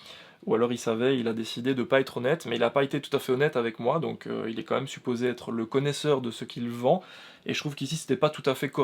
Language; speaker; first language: French; native; French